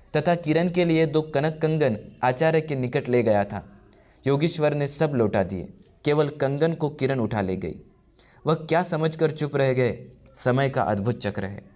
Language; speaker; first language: Hindi; non-native, local second language; Marathi